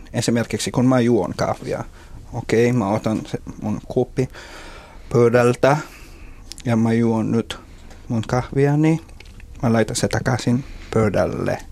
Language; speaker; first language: Finnish; non-native, learner; Filipino